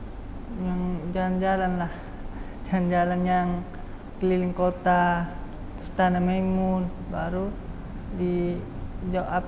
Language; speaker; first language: Indonesian; non-native, learner; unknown